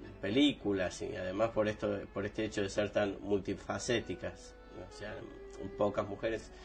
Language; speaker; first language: Spanish; native; Spanish